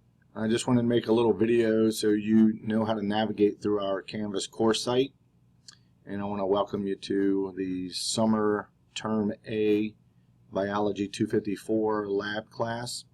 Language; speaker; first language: English; native; English